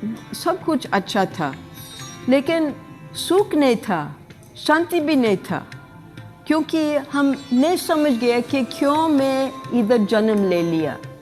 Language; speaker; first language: Hindi; non-native, learner; English